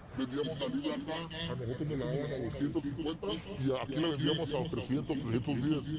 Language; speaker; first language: Spanish; native; Spanish